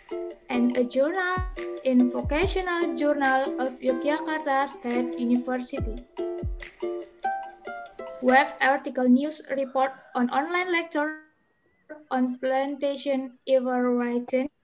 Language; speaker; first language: English; non-native, learner; Indonesian